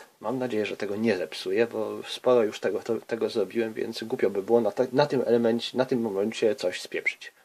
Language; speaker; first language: Polish; native; Polish